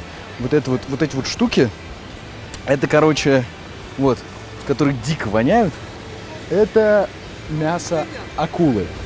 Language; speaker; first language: Russian; native; Russian